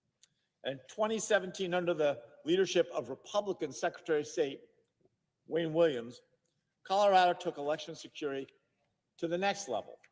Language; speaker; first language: English; native; English